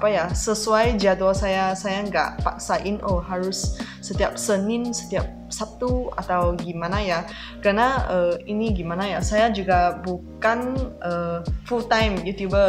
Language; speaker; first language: Indonesian; non-native, fluent; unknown